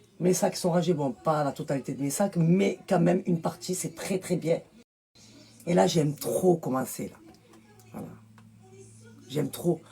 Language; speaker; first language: French; early bilingual, other home language; Arabic